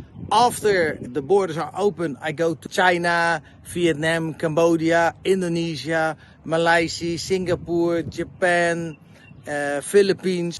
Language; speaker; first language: English; non-native, learner; Dutch